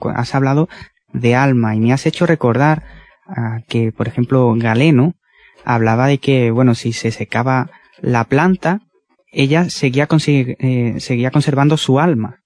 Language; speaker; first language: Spanish; native; Spanish